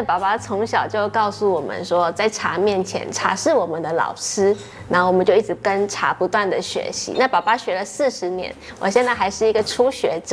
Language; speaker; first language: Chinese; native; Chinese